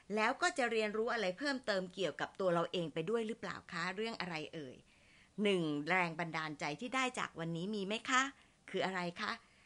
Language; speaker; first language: Thai; native; Thai